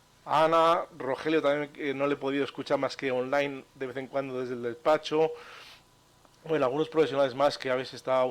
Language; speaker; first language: Spanish; native; Spanish